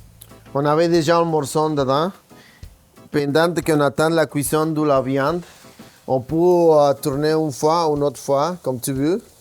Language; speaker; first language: French; non-native, fluent; Spanish